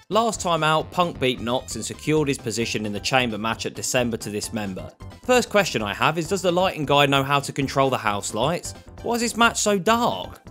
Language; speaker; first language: English; native; English